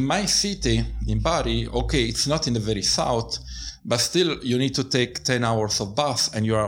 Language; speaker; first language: English; non-native, fluent; Italian